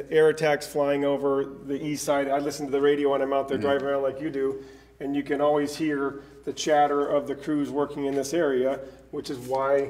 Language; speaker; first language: English; native; English